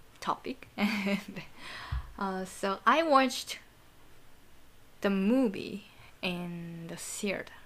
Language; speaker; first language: English; non-native, learner; Japanese